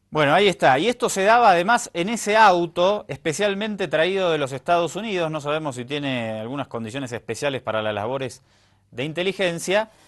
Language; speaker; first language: Spanish; native; Spanish